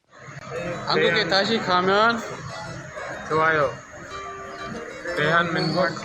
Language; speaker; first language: Korean; non-native, learner; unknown